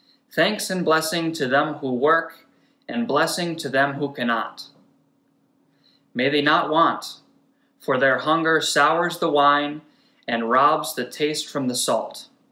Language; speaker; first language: English; native; English